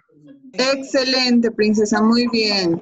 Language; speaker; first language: Spanish; native; Spanish